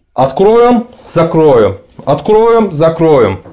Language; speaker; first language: Russian; non-native, learner; Turkish